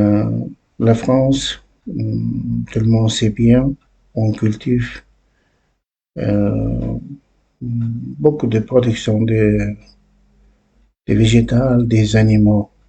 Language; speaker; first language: French; non-native, learner; Uzbek